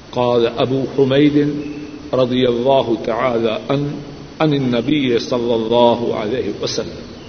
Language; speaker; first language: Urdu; non-native, local second language; Punjabi